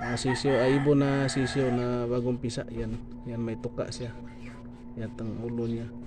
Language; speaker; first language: Filipino; non-native, local second language; Cebuano